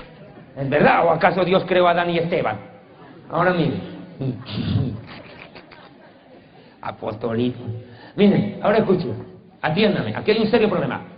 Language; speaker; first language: Spanish; native; Spanish